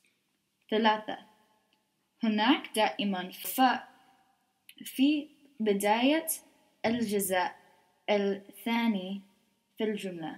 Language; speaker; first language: Arabic; non-native, learner; English